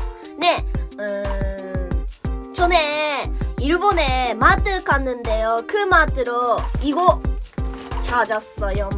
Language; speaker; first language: Korean; non-native, learner; Japanese